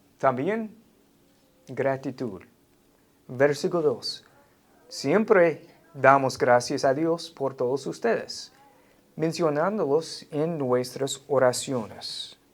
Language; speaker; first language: Spanish; non-native, fluent; English